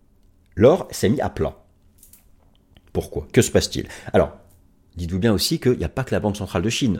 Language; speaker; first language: French; native; French